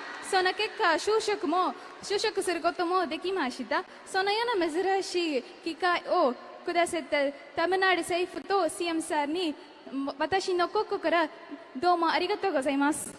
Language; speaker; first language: Japanese; non-native, learner; Tamil